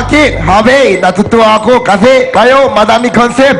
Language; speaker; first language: Filipino; non-native, fluent; Korean